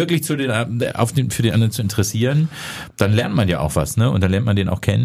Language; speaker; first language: German; native; German